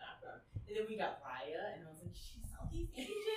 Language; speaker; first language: English; early bilingual, other home language; Vietnamese